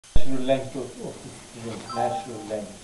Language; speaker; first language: English; non-native, fluent; Turkish